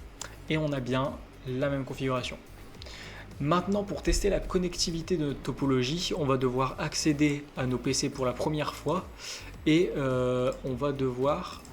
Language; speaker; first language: French; native; French